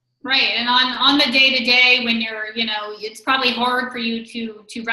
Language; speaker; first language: English; native; English